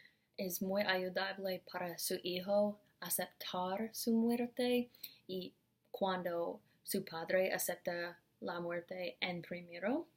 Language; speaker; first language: Spanish; non-native, learner; English